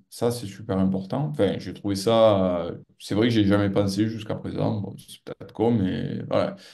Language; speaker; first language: French; native; French